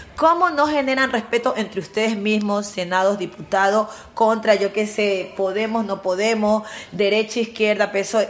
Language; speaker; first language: Spanish; native; Spanish